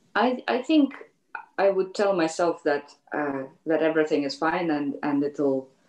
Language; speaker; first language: English; native; English